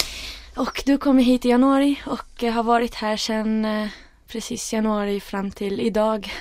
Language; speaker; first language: Swedish; early bilingual, other home language; Arabic